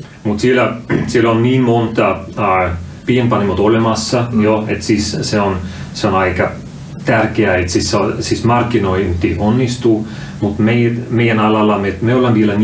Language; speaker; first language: Finnish; non-native, fluent; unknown